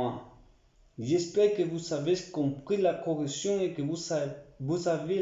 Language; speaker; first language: French; non-native, learner; Spanish